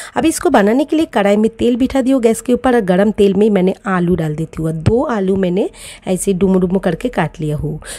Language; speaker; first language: Hindi; non-native, local second language; Bangla